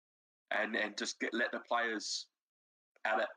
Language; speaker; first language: English; native; English